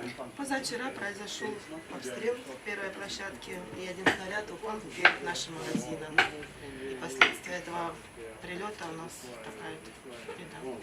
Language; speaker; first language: Russian; native; Russian